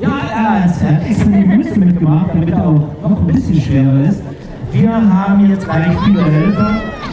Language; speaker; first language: German; native; German